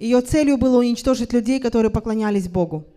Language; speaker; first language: Russian; native; Russian